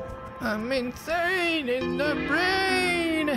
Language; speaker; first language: English; non-native, learner; French